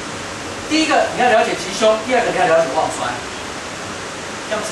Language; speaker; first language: Chinese; native; Chinese